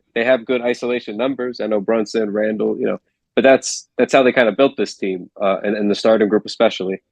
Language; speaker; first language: English; native; English